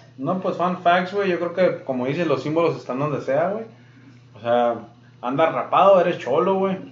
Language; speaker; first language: Spanish; early bilingual, heritage; Spanish